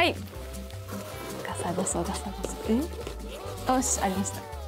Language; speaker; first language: Japanese; native; Japanese